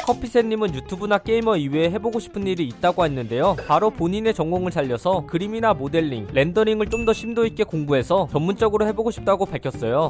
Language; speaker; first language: Korean; native; Korean